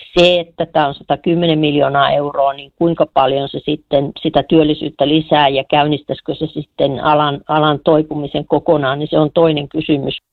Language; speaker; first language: Finnish; native; Finnish